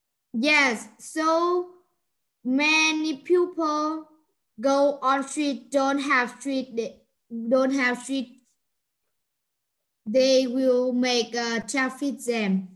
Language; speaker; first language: English; non-native, learner; Vietnamese